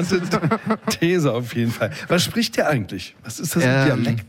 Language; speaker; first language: German; native; German